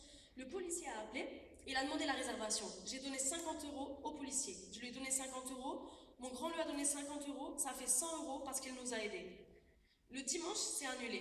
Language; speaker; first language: French; non-native, local second language; Wolof